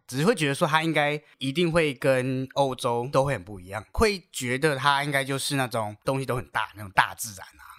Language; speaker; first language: Chinese; native; Chinese